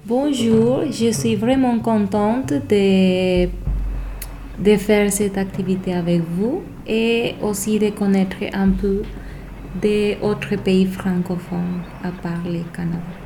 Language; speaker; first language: French; non-native, fluent; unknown